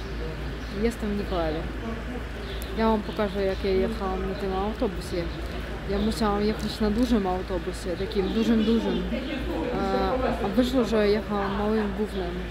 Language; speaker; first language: Polish; non-native, learner; Ukrainian